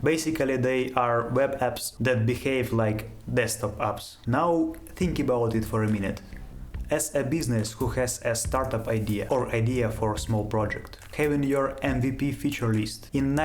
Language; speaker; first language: English; non-native, fluent; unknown